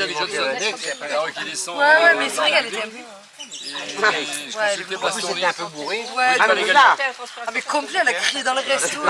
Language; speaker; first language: French; native; French